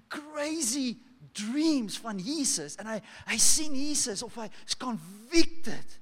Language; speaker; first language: English; non-native, local second language; Afrikaans